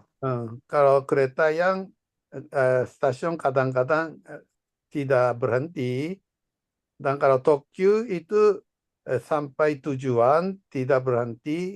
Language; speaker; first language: Indonesian; non-native, fluent; Japanese